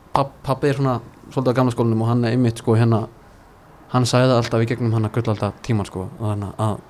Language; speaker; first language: Icelandic; native; Icelandic